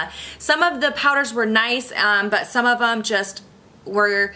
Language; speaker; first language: English; native; English